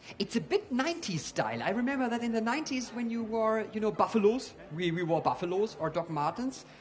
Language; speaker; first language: English; non-native, fluent; German